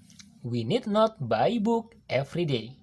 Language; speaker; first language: English; non-native, learner; Indonesian